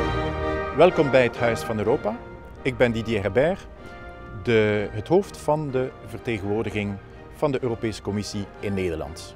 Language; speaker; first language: Dutch; non-native, fluent; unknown